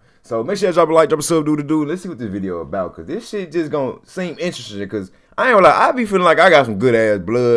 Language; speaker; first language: English; native; English